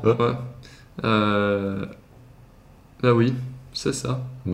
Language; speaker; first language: French; non-native, learner; Swedish